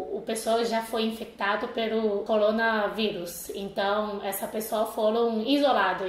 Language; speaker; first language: Portuguese; non-native, fluent; Chinese